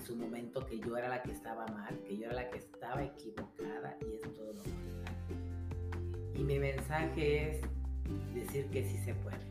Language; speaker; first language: Spanish; native; Spanish